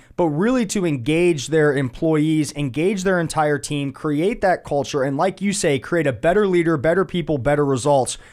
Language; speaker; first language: English; native; English